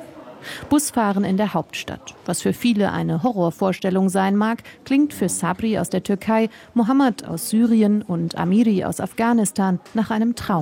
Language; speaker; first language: German; native; German